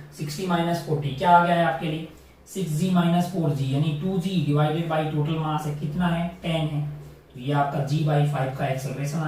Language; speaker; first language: Hindi; native; Hindi